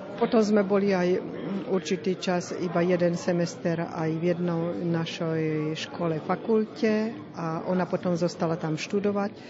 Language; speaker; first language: Slovak; native; Slovak